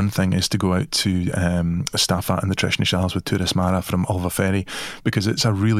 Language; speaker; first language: English; native; English